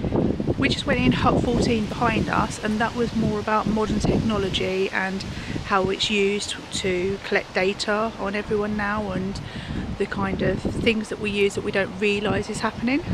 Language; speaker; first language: English; native; English